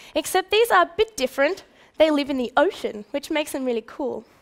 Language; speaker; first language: English; native; English